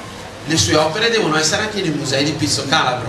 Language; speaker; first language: Italian; native; Italian